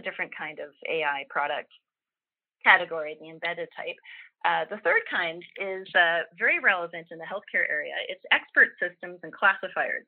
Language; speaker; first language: English; native; English